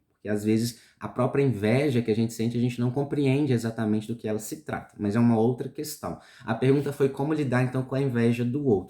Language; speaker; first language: Portuguese; native; Portuguese